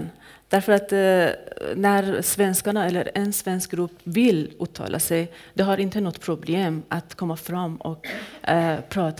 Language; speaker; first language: Swedish; non-native, fluent; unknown